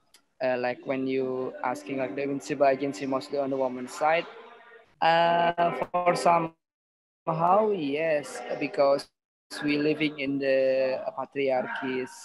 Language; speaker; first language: English; non-native, learner; Indonesian